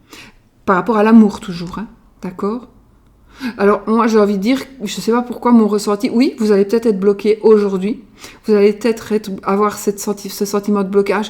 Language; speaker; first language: French; native; French